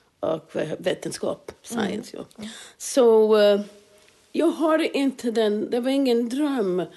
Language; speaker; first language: Swedish; non-native, fluent; English